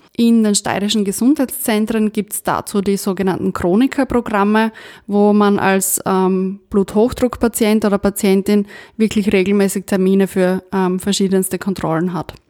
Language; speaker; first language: German; native; German